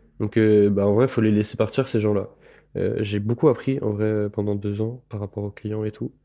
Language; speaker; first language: French; native; French